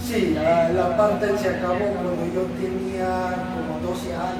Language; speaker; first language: Spanish; non-native, fluent; Afrikaans